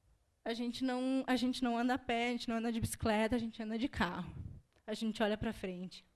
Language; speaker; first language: Portuguese; native; Portuguese